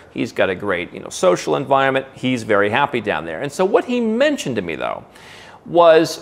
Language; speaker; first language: English; native; English